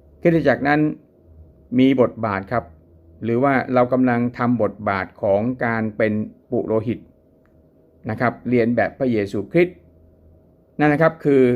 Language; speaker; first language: Thai; native; Thai